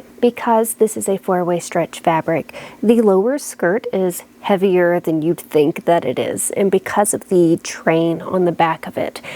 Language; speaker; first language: English; native; English